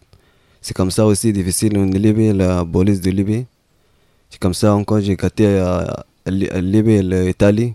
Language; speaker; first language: French; non-native, learner; Arabic